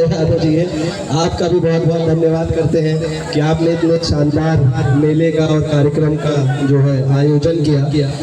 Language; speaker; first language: Hindi; native; Hindi